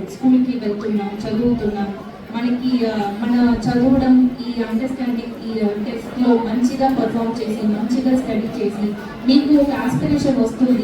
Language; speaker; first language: Telugu; non-native, fluent; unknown